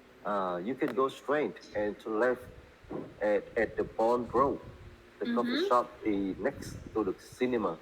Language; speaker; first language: English; non-native, learner; Vietnamese